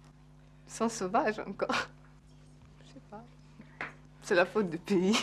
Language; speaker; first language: French; non-native, fluent; Russian